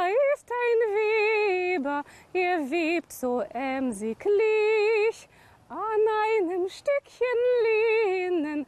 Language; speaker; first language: German; native; German